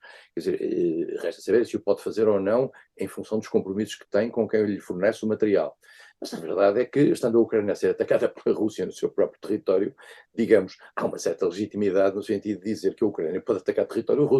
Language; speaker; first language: Portuguese; native; Portuguese